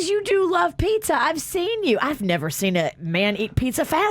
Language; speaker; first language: English; native; English